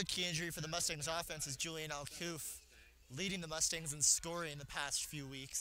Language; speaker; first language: English; native; English